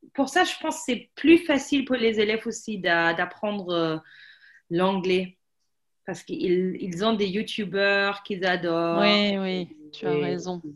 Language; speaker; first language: French; non-native, fluent; German